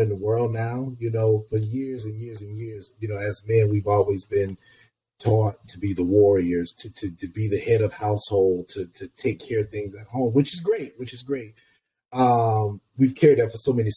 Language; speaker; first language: English; native; English